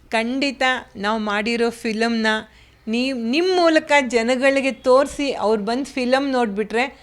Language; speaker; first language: Kannada; native; Kannada